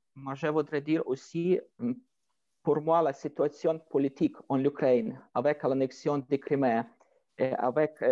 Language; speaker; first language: French; non-native, fluent; Ukrainian